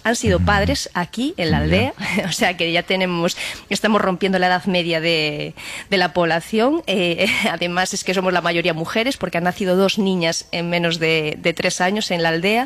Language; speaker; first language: Spanish; native; Spanish